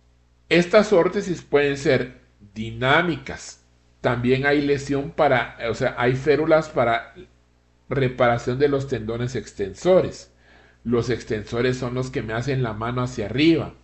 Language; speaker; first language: Spanish; native; Spanish